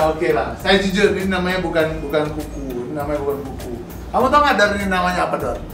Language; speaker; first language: Indonesian; native; Indonesian